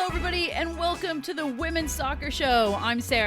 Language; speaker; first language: English; native; English